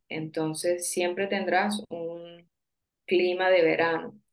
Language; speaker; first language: Spanish; native; Spanish